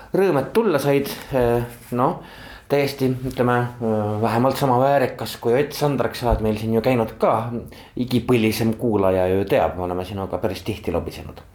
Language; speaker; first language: Estonian; native; Estonian